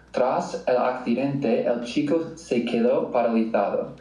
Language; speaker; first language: Spanish; non-native, fluent; English